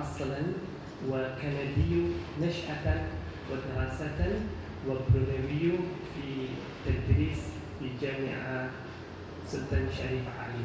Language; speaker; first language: Arabic; non-native, fluent; Indonesian